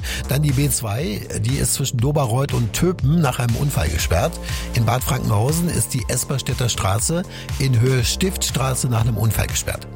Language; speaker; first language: German; native; German